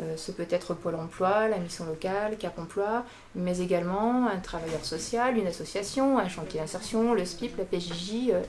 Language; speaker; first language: French; native; French